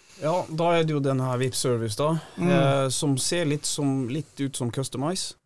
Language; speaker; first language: Norwegian; native; Norwegian